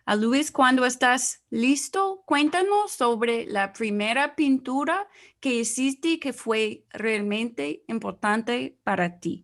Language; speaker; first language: Spanish; non-native, fluent; English